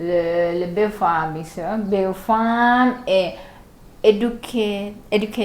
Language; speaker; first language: French; non-native, learner; Thai